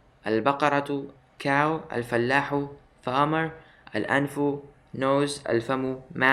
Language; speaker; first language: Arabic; non-native, fluent; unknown